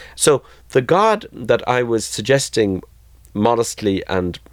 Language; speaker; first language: English; native; English